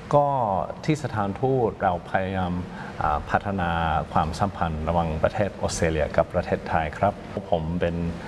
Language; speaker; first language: Thai; non-native, fluent; English